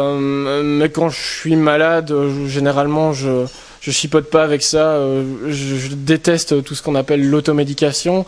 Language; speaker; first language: French; native; French